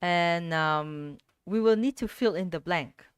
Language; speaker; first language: English; non-native, fluent; Vietnamese